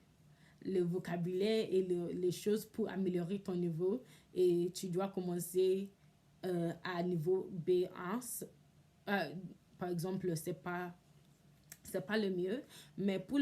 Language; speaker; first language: French; non-native, learner; English